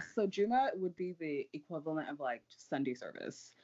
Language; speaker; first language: English; non-native, local second language; Yoruba